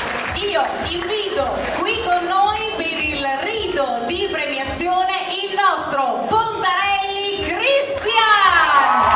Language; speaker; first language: Italian; native; Italian